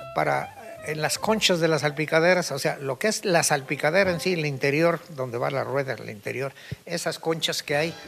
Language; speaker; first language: Spanish; native; Spanish